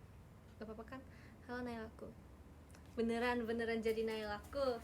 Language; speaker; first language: Indonesian; native; Indonesian